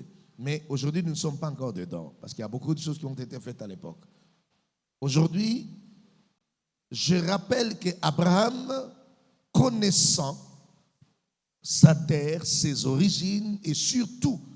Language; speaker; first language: French; non-native, local second language; Lingala